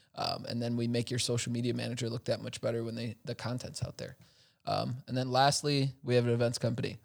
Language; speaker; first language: English; native; English